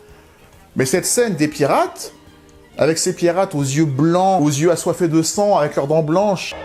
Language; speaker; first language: French; native; French